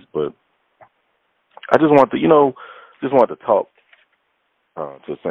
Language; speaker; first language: English; native; English